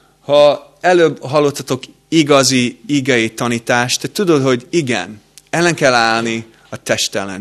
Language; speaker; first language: Hungarian; non-native, fluent; English